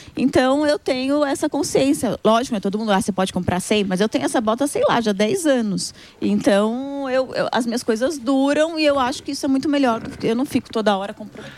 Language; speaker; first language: Portuguese; native; Portuguese